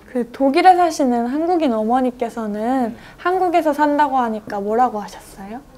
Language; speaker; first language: Korean; native; Korean